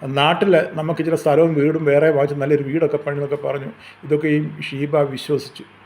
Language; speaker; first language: Malayalam; native; Malayalam